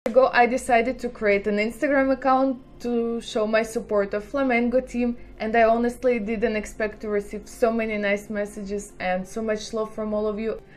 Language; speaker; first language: English; non-native, fluent; Russian